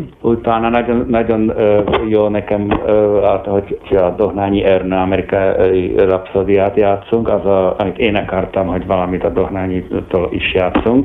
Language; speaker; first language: Hungarian; non-native, fluent; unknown